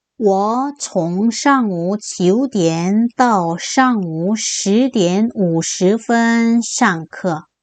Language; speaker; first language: Chinese; non-native, fluent; Korean